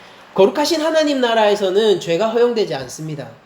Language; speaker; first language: Korean; native; Korean